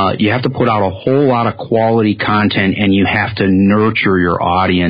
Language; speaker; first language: English; native; English